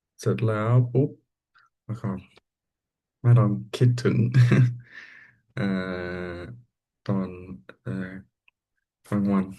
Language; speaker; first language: Thai; non-native, learner; English